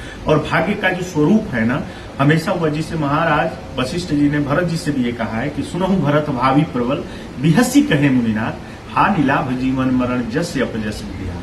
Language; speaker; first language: Hindi; native; Hindi